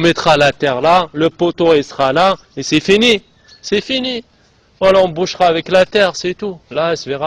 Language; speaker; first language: French; native; French